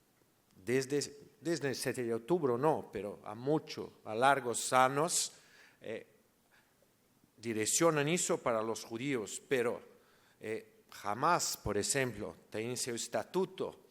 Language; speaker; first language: Spanish; non-native, learner; Portuguese